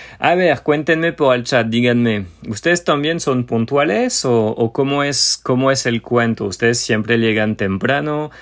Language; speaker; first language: Spanish; non-native, fluent; French